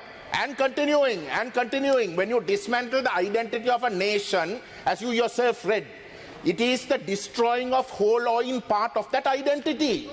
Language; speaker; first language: English; non-native, local second language; Tamil